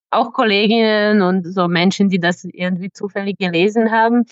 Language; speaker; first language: German; non-native, fluent; Serbian